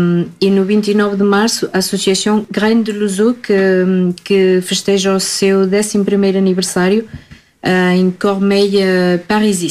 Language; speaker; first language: Portuguese; native; Portuguese